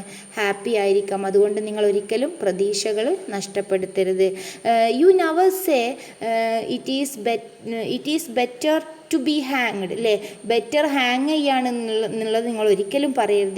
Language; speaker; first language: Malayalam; native; Malayalam